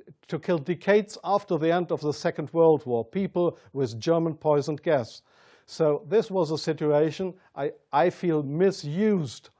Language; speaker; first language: English; non-native, fluent; German